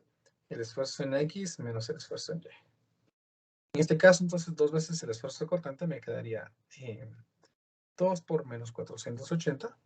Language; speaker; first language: Spanish; native; Spanish